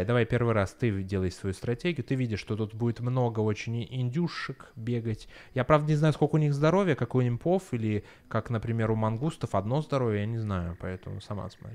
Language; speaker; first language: Russian; native; Russian